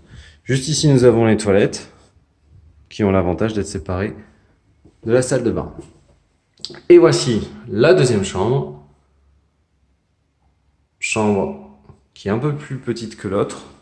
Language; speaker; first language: French; native; French